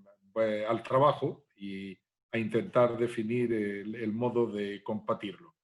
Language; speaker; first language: Spanish; native; Spanish